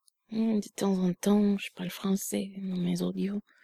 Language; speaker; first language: French; non-native, fluent; English